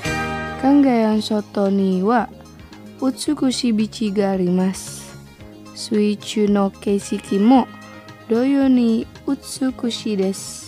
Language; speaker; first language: Japanese; non-native, fluent; Indonesian